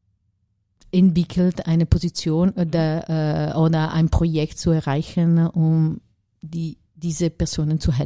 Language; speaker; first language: German; non-native, fluent; Italian